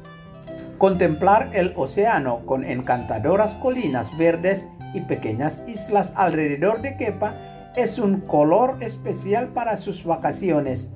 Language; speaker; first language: Spanish; non-native, fluent; Indonesian